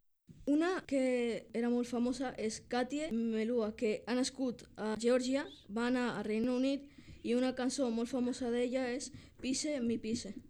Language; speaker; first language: Catalan; early bilingual, other home language; Georgian